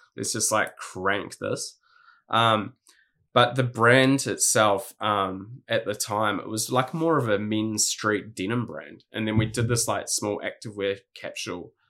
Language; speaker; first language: English; native; English